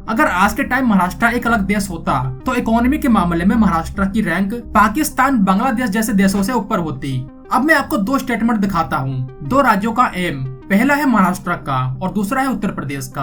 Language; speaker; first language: Hindi; native; Hindi